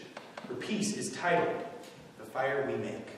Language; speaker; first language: English; native; English